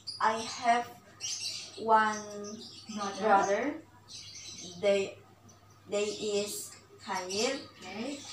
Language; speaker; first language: English; non-native, learner; Indonesian